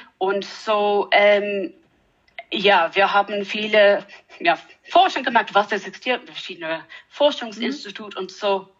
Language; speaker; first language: German; non-native, learner; English